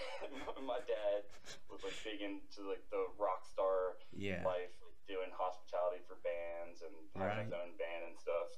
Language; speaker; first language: English; native; English